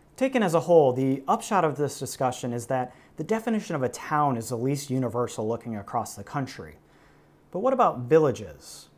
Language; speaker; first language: English; native; English